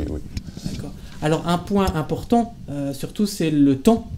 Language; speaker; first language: French; native; French